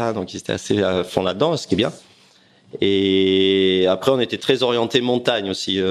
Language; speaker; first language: French; native; French